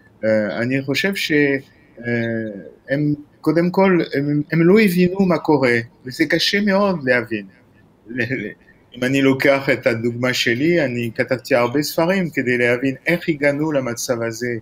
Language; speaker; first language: Hebrew; non-native, fluent; French